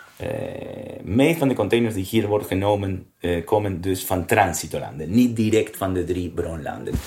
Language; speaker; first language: Dutch; non-native, learner; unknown